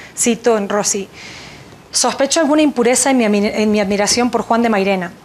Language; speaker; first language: Spanish; native; Spanish